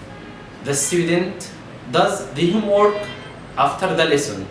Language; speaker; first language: English; non-native, fluent; Arabic